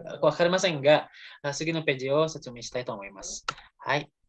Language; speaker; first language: Japanese; non-native, learner; Indonesian